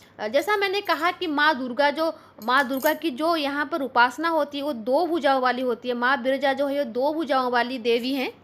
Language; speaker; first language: Hindi; non-native, local second language; Bangla